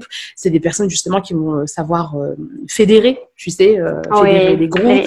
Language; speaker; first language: French; native; French